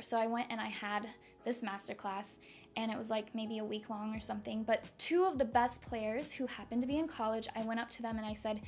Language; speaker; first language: English; native; English